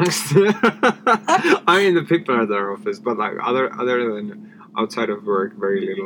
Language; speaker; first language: English; non-native, fluent; Finnish